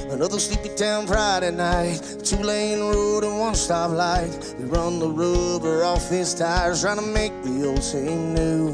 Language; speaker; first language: English; native; English